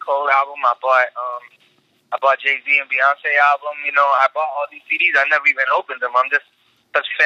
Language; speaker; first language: English; native; English